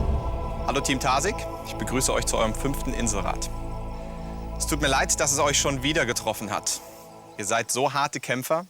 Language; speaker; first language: German; native; German